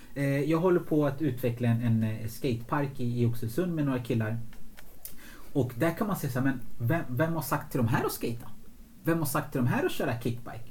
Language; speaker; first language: Swedish; early bilingual, other home language; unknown